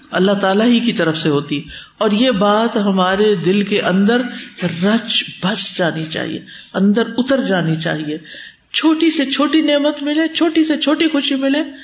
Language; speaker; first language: Urdu; native; Urdu